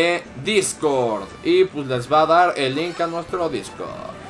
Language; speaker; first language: Spanish; native; Spanish